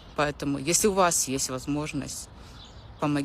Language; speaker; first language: Russian; native; Russian